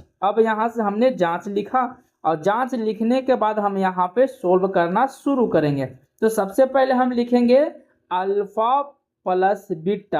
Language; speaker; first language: Hindi; native; Hindi